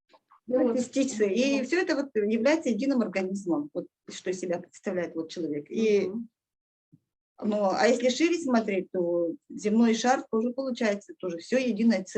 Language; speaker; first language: Russian; native; Russian